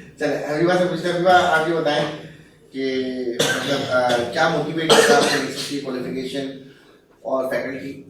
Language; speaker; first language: Urdu; native; Urdu